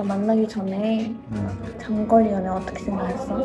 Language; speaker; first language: Korean; non-native, fluent; Nepali